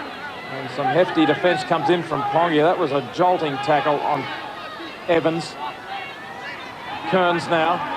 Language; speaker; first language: English; native; English